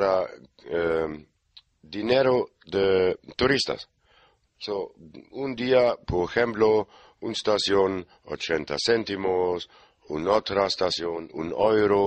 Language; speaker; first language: Spanish; non-native, learner; German